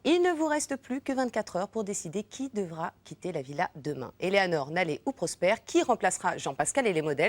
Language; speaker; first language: French; native; French